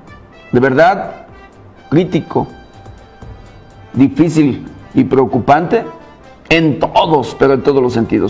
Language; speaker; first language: Spanish; native; Spanish